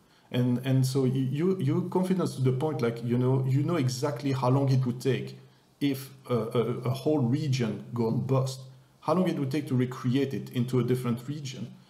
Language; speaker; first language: English; non-native, fluent; French